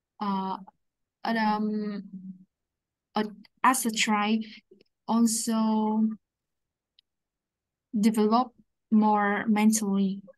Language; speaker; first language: English; non-native, learner; Vietnamese